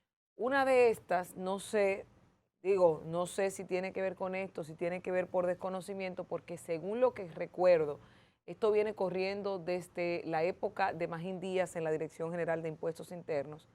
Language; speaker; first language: Spanish; native; Spanish